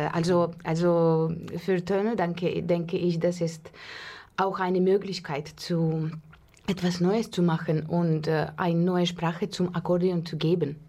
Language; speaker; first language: German; non-native, fluent; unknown